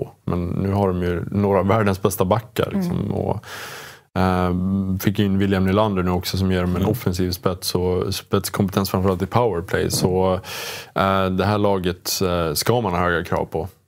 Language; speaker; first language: Swedish; native; Swedish